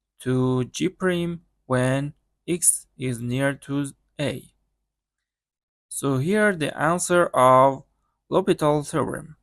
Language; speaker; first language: English; non-native, learner; Persian